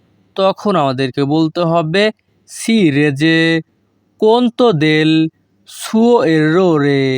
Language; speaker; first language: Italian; non-native, learner; Bangla